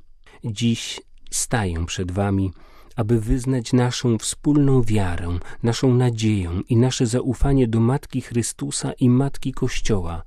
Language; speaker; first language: Polish; native; Polish